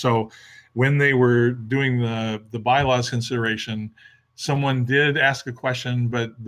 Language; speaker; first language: English; native; English